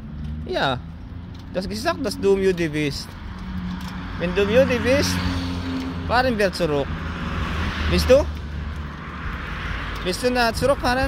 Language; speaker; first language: German; non-native, learner; Filipino